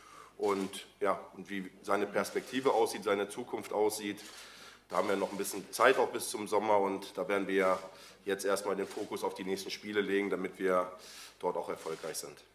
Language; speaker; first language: German; native; German